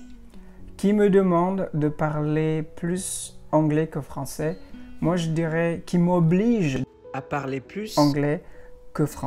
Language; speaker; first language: French; non-native, fluent; Indonesian